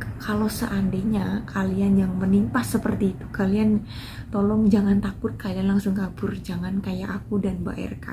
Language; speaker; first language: Indonesian; non-native, local second language; Javanese